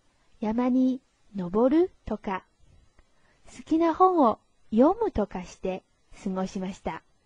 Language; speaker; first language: Japanese; non-native, fluent; Chinese